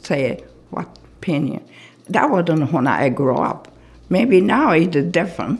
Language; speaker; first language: English; non-native, learner; Japanese